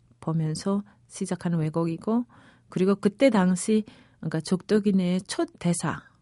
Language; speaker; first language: Korean; early bilingual, other home language; Spanish